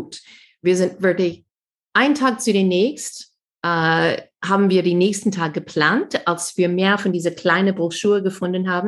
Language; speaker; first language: German; non-native, fluent; English